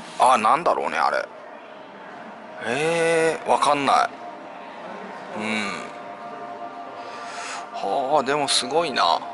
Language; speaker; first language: Japanese; native; Japanese